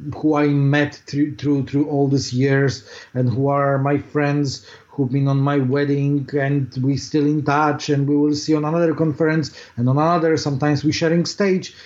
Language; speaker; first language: English; non-native, fluent; Polish